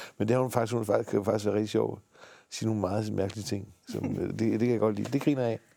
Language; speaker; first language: Danish; native; Danish